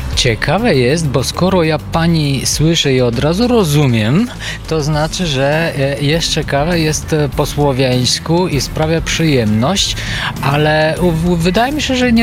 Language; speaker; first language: Polish; non-native, fluent; Bulgarian